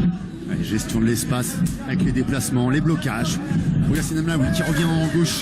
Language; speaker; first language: French; native; French